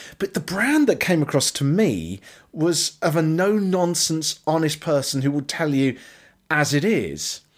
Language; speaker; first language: English; native; English